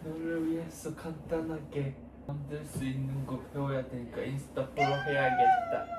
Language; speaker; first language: Korean; non-native, learner; Japanese